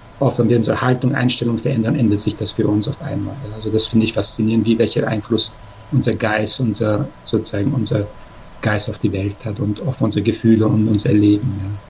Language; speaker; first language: German; early bilingual, other home language; Persian